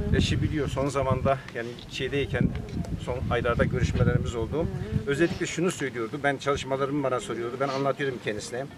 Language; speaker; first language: Turkish; non-native, local second language; Zaza